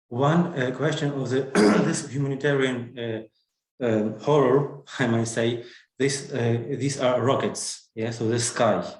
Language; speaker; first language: English; non-native, learner; Ukrainian